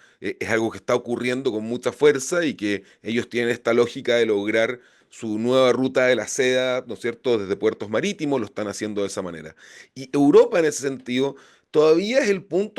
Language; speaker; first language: Spanish; native; Spanish